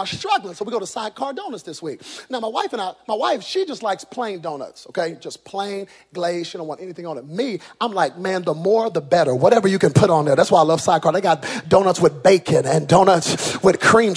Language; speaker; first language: English; native; English